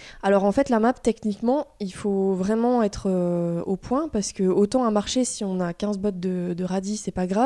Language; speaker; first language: French; native; French